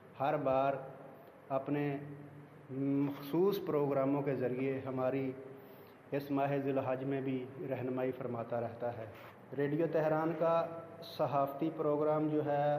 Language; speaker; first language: Urdu; non-native, local second language; Punjabi